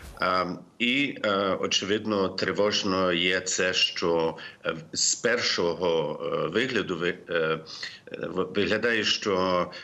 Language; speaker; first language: Ukrainian; early bilingual, heritage; Ukrainian